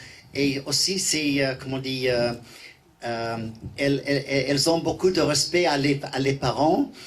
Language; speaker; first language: French; non-native, learner; English